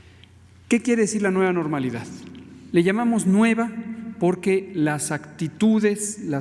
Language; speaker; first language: Spanish; native; Spanish